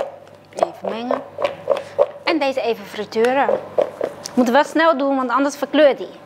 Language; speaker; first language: Dutch; non-native, fluent; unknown